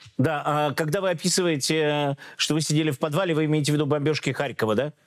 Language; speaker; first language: Russian; native; Russian